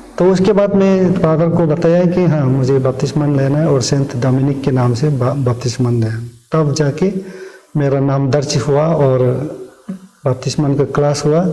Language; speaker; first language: Hindi; non-native, local second language; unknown